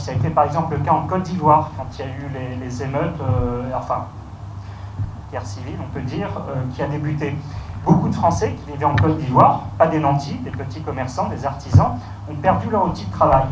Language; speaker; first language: French; native; French